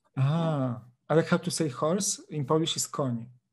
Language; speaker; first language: English; non-native, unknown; Polish